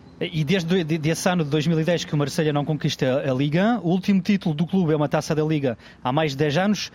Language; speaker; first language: Portuguese; early bilingual, heritage; Portuguese